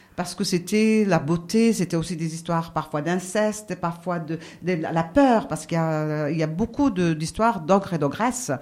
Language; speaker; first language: French; non-native, local second language; Arabic